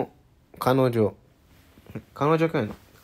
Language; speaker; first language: Japanese; non-native, learner; English